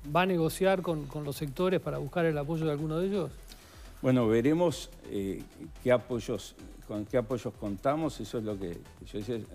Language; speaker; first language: Spanish; native; Spanish